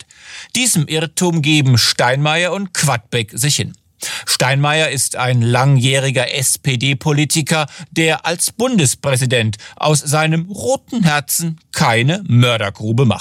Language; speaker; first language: German; native; German